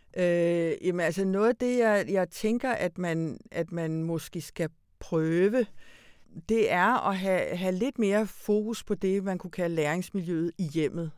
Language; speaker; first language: Danish; early bilingual, other home language; Hungarian